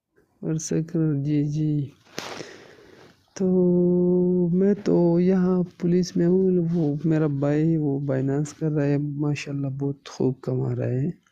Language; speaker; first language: Hindi; non-native, local second language; Pashto